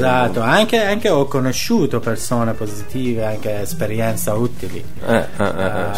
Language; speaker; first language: Italian; non-native, learner; Persian